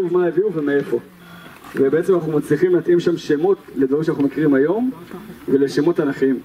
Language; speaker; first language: Hebrew; native; Hebrew